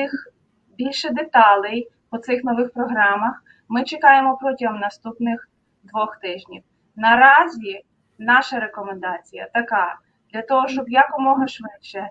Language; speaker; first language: Ukrainian; native; Ukrainian